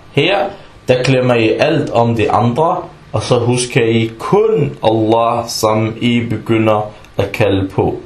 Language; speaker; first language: Danish; early bilingual, other home language; Arabic